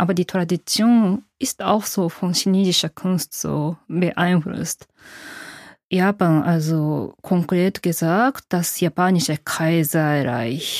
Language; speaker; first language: German; non-native, fluent; Japanese